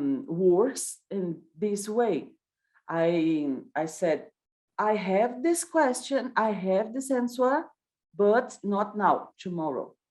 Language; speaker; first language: English; non-native, learner; Portuguese